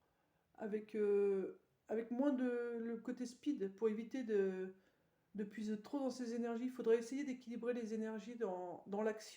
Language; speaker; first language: French; native; French